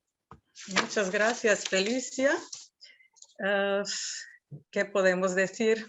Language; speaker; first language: Spanish; non-native, fluent; Serbian